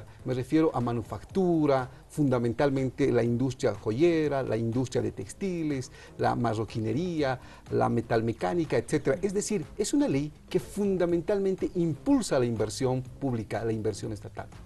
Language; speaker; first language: Spanish; native; Spanish